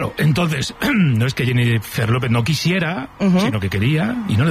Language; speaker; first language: Spanish; native; Spanish